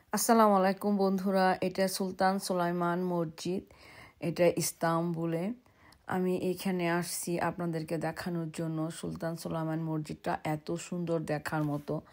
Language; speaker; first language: Bangla; early bilingual, heritage; Bangla